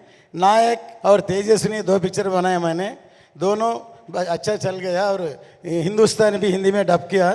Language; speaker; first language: Hindi; non-native, local second language; Tamil